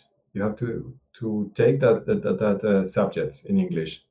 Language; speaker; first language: English; non-native, learner; Spanish